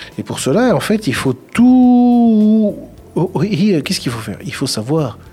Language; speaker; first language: French; non-native, local second language; Arabic